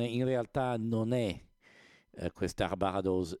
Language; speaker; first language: Italian; native; Italian